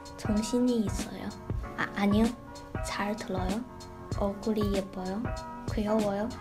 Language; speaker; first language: Korean; non-native, learner; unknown